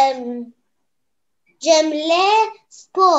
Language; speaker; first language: French; non-native, learner; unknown